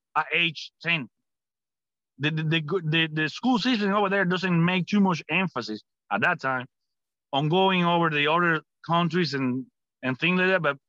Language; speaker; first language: English; non-native, fluent; Spanish